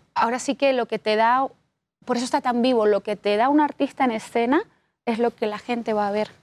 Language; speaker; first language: Spanish; native; Spanish